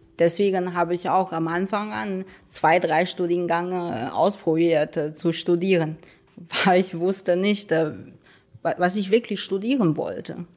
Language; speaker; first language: German; non-native, fluent; Chinese